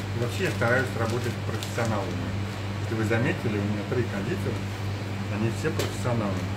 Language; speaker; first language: Russian; native; Russian